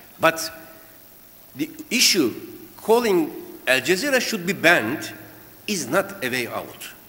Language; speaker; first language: English; non-native, fluent; Turkish